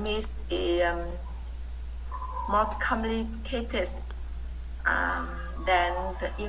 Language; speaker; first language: English; non-native, learner; Vietnamese